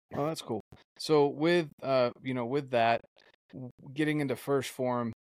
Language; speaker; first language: English; native; English